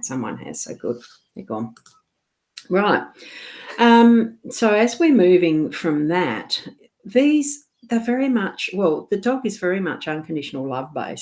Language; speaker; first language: English; native; English